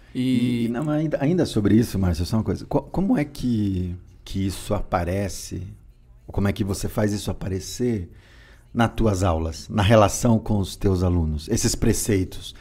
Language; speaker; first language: Portuguese; native; Portuguese